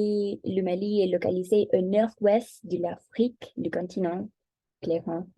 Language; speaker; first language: French; non-native, learner; Spanish